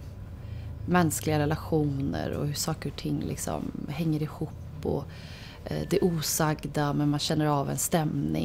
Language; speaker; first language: Swedish; native; Swedish